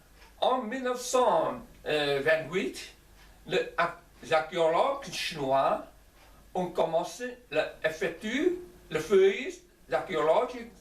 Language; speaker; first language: French; non-native, learner; Chinese